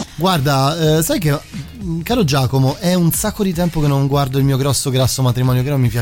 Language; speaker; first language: Italian; native; Italian